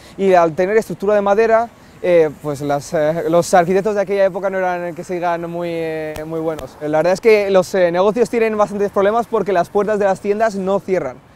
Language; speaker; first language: Spanish; native; Spanish